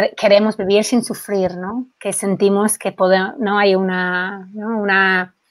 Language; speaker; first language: Spanish; non-native, fluent; English